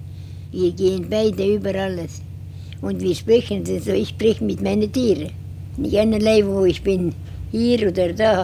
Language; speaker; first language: German; non-native, learner; Estonian